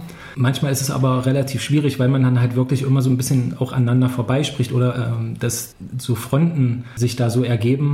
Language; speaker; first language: German; native; German